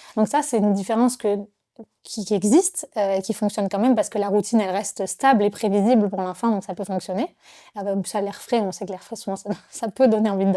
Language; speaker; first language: French; native; French